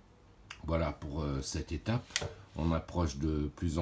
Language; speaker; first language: French; native; French